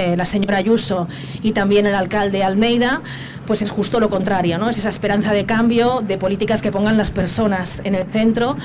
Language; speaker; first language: Spanish; native; Spanish